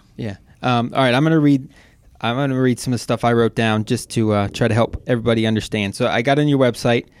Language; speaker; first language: English; native; English